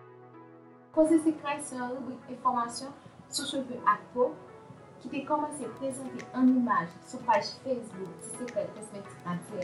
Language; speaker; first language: Haitian Creole; native; Haitian Creole